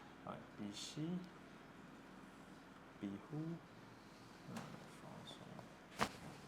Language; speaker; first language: Chinese; non-native, learner; English